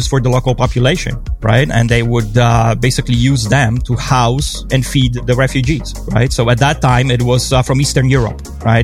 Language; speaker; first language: English; non-native, fluent; Polish